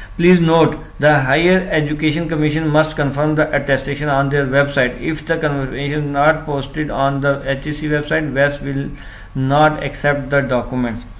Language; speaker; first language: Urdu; non-native, local second language; Punjabi